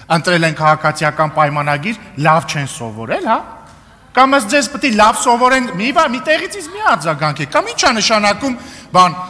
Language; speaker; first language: Armenian; native; Armenian